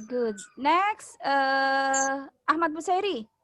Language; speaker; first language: English; non-native, learner; Indonesian